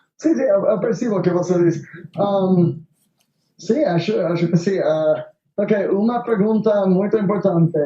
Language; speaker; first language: Portuguese; non-native, learner; Spanish